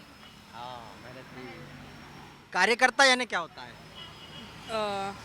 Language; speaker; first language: Hindi; native; Hindi